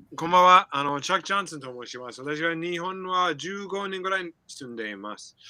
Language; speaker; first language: Japanese; non-native, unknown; English